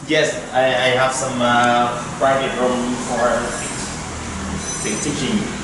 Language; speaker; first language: English; non-native, learner; Vietnamese